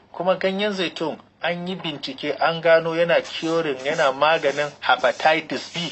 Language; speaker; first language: Hausa; native; Hausa